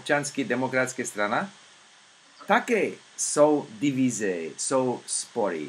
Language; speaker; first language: Czech; non-native, learner; English